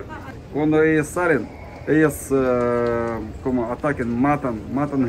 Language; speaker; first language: Spanish; non-native, learner; Ukrainian